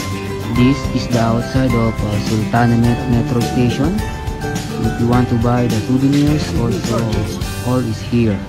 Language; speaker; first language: English; non-native, learner; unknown